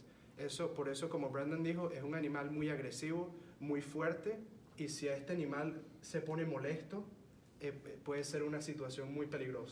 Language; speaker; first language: Spanish; early bilingual, heritage; Spanish